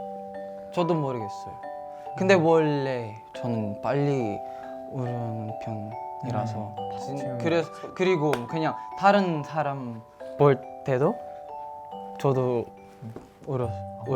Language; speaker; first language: Korean; non-native, fluent; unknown